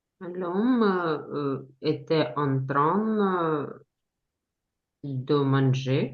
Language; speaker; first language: French; non-native, learner; Ukrainian